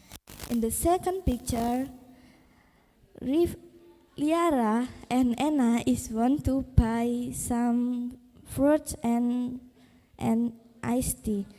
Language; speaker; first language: English; non-native, learner; Indonesian